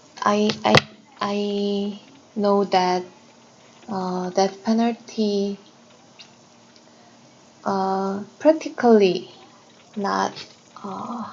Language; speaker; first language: English; non-native, learner; Korean